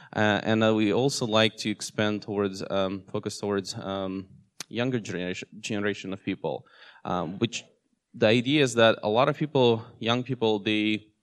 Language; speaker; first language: English; non-native, fluent; Russian